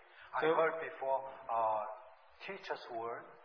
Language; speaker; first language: English; non-native, learner; Korean